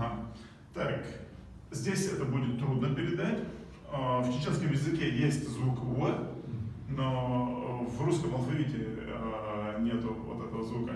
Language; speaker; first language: Russian; non-native, local second language; Chechen